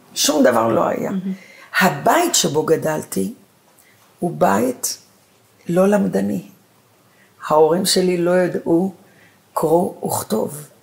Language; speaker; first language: Hebrew; early bilingual, other home language; Arabic